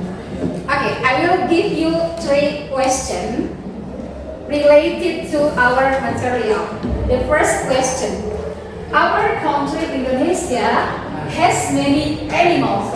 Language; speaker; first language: English; non-native, learner; Indonesian